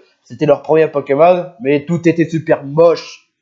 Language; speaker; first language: French; native; French